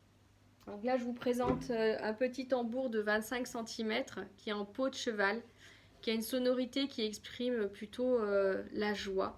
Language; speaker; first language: French; native; French